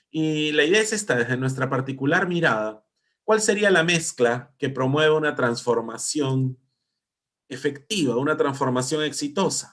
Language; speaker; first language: Spanish; native; Spanish